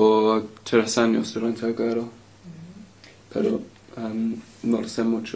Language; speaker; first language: Spanish; non-native, learner; English